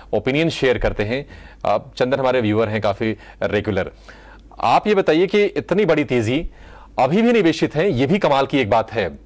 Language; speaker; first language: Hindi; native; Hindi